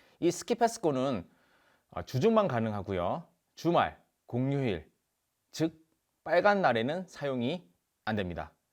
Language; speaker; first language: Korean; native; Korean